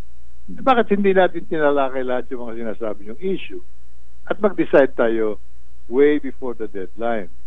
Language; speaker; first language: Filipino; native; Filipino